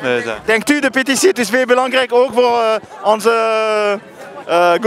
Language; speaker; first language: Dutch; non-native, learner; French